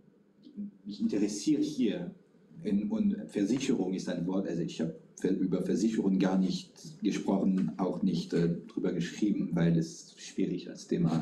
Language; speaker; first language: German; non-native, fluent; French